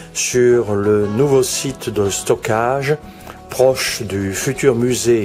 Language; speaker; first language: French; native; French